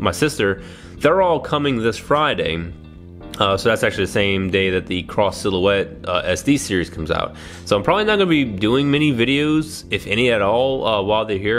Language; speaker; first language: English; native; English